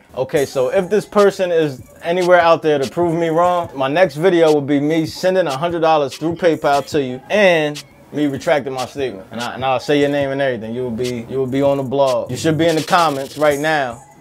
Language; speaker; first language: English; native; English